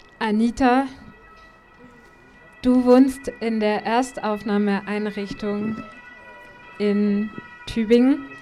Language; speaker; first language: German; native; German